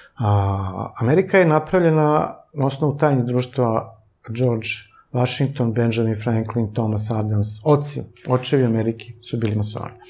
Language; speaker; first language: Serbian; native; Serbian